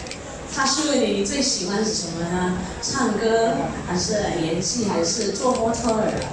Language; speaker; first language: Chinese; early bilingual, heritage; Chinese